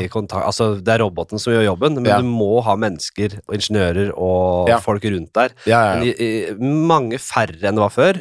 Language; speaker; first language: Norwegian; native; Norwegian